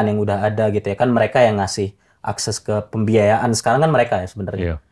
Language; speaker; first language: Indonesian; native; Indonesian